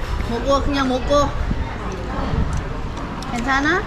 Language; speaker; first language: Korean; non-native, learner; Thai